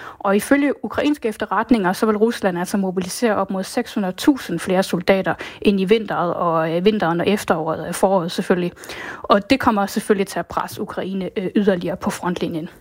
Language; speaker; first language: Danish; native; Danish